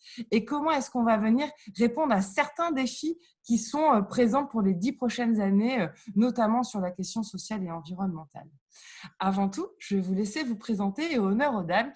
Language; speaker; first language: French; native; French